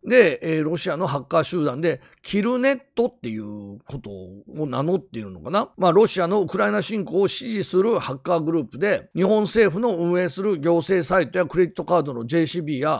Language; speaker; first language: Japanese; native; Japanese